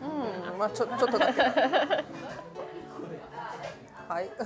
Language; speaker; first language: Japanese; non-native, fluent; Italian